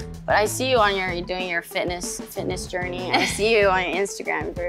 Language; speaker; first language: English; native; English